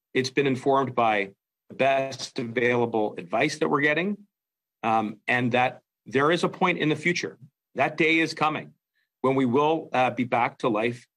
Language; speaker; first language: English; native; English